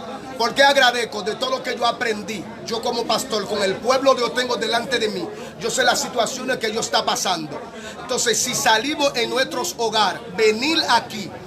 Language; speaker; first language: Spanish; non-native, learner; Haitian Creole